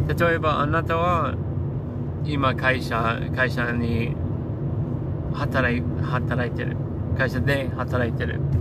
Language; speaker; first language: Japanese; non-native, learner; English